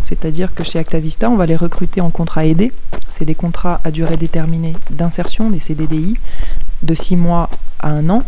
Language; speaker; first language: French; native; French